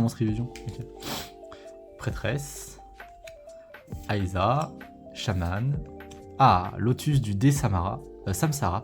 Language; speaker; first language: French; native; French